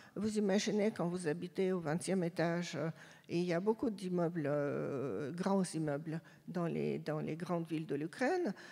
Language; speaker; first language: French; non-native, fluent; Russian